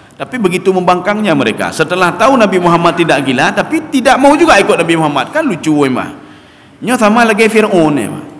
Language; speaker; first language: Malay; non-native, local second language; Achinese